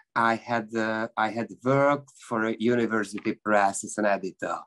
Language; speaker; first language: English; non-native, fluent; Hungarian